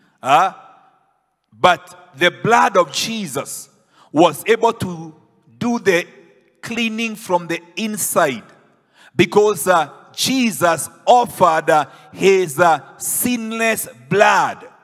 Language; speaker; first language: English; non-native, local second language; Swahili